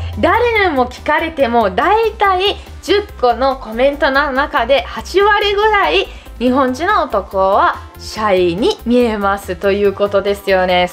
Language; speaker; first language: Japanese; non-native, fluent; Italian